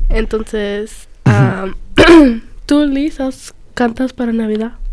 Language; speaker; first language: Spanish; early bilingual, other home language; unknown